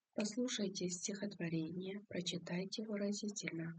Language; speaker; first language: Russian; non-native, local second language; Kazakh